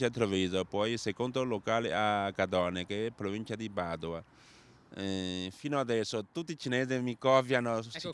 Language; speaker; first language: Italian; non-native, learner; Chinese